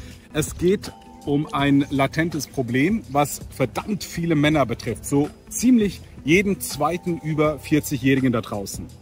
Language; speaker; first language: German; native; German